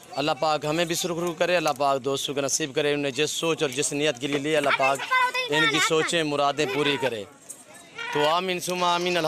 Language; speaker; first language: Urdu; non-native, local second language; Saraiki